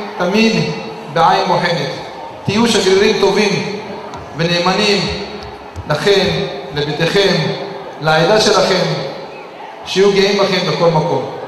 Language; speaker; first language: Hebrew; non-native, local second language; Arabic